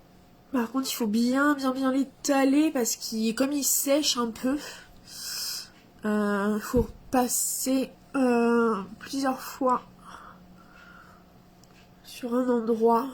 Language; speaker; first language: French; native; French